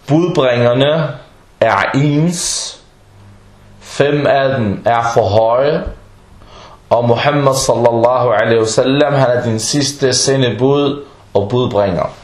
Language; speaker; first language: Danish; non-native, fluent; Arabic